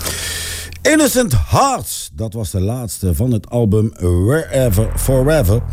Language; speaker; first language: Dutch; native; Dutch